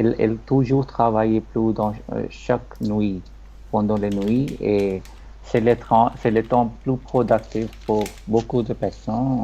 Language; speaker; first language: French; non-native, learner; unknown